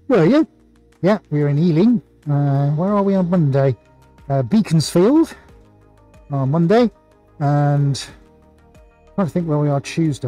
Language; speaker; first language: English; native; English